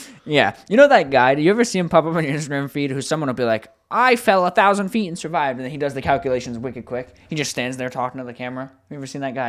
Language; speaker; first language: English; native; English